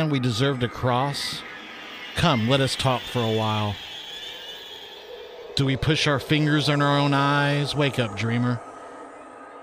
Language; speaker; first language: English; native; English